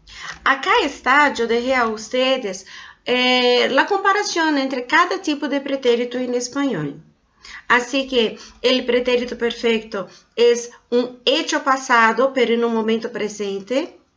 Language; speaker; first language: Spanish; non-native, fluent; Portuguese